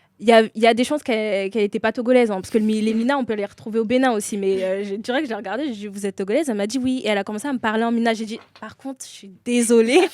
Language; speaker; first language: French; native; French